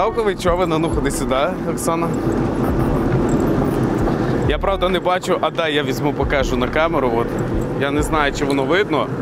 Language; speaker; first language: Ukrainian; native; Ukrainian